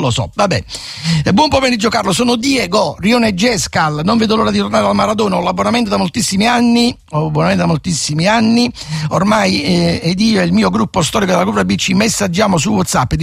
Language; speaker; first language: Italian; native; Italian